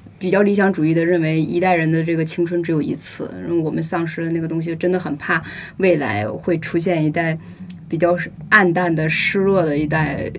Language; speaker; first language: Chinese; native; Chinese